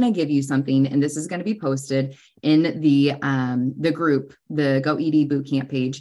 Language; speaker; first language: English; native; English